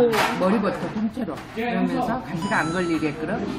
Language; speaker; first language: Korean; native; Korean